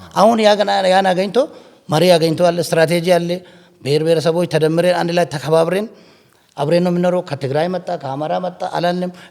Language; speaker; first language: Amharic; non-native, local second language; Oromo